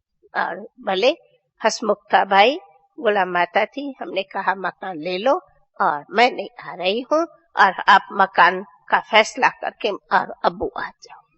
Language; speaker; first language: Hindi; non-native, local second language; Sindhi